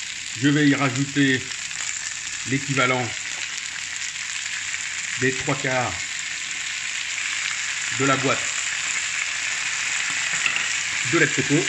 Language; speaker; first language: French; native; French